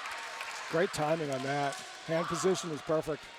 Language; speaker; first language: English; native; English